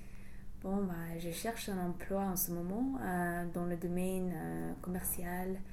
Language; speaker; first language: French; non-native, fluent; English